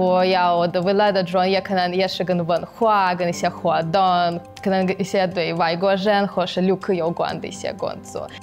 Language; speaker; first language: Chinese; non-native, fluent; Russian